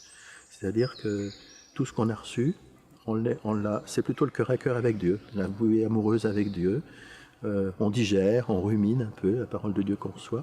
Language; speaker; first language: French; native; French